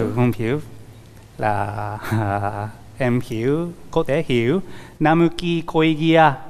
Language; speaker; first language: Vietnamese; non-native, learner; Japanese